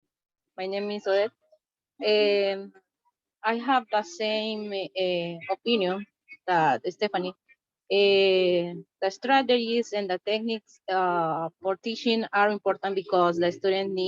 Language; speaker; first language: English; non-native, learner; Spanish